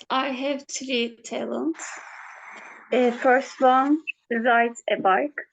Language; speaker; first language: English; non-native, learner; Turkish